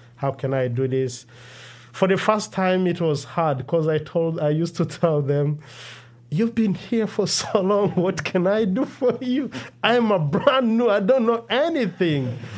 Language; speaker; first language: English; non-native, local second language; Kinyarwanda